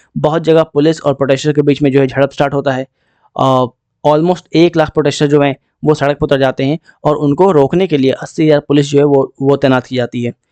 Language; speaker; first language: Hindi; native; Hindi